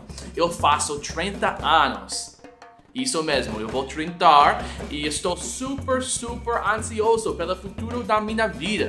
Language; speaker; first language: Portuguese; non-native, fluent; English